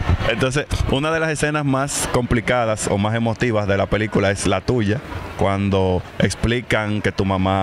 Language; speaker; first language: Spanish; native; Spanish